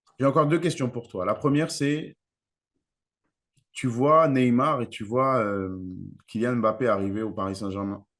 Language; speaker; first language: French; native; French